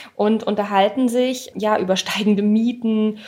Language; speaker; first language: German; native; German